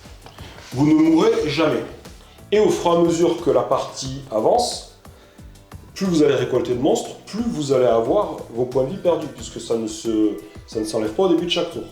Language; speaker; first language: French; native; French